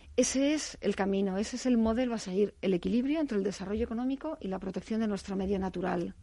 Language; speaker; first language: Spanish; native; Spanish